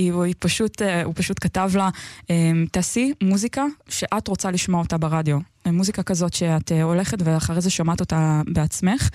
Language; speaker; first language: Hebrew; native; Hebrew